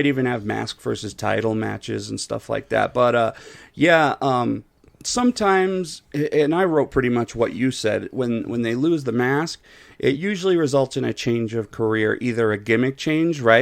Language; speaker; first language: English; native; English